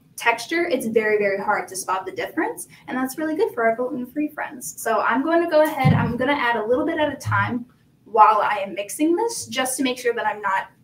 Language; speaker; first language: English; native; English